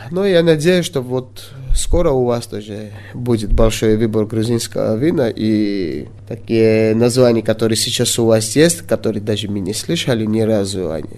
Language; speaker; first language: Russian; non-native, local second language; Georgian